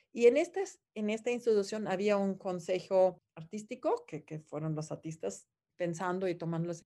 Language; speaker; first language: Spanish; non-native, fluent; German